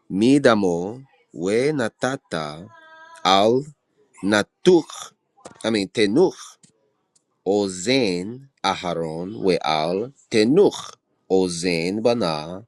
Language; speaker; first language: Hebrew; non-native, learner; English